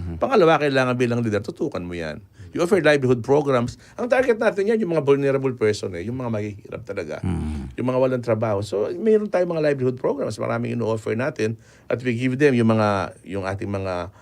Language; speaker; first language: Filipino; non-native, local second language; Pampanga